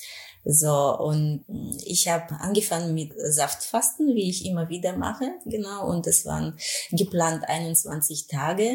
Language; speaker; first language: German; non-native, fluent; Russian